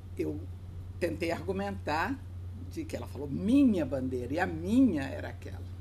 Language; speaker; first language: Portuguese; native; Portuguese